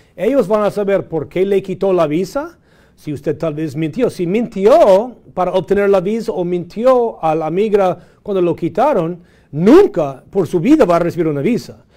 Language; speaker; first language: Spanish; non-native, fluent; English